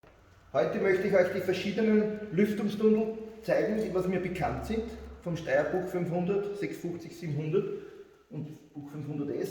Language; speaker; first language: German; native; German